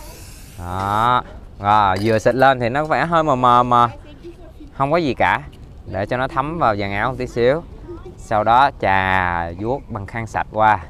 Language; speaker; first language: Vietnamese; native; Vietnamese